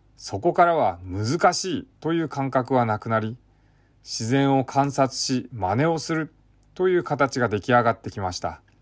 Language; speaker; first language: Japanese; native; Japanese